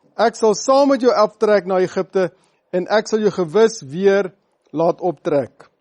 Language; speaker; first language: Afrikaans; non-native, local second language; English